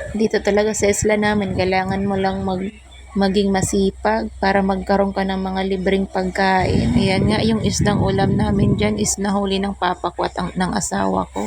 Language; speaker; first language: Filipino; non-native, local second language; Bikol